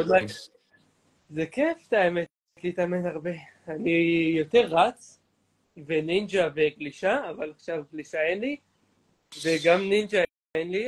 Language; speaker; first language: Hebrew; native; Hebrew